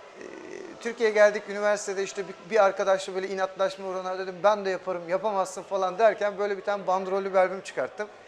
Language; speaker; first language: Turkish; early bilingual, heritage; German